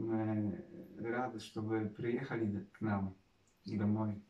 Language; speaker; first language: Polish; non-native, learner; Russian